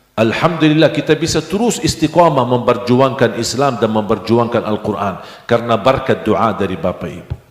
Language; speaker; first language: Indonesian; non-native, fluent; Arabic